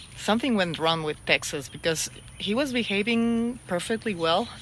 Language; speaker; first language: English; non-native, fluent; Spanish